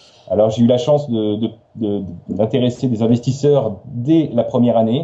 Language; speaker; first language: French; native; French